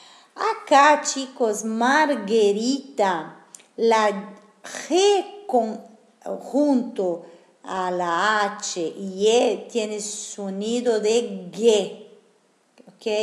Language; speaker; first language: Spanish; non-native, fluent; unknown